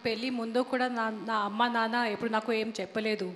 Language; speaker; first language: Telugu; non-native, fluent; Hindi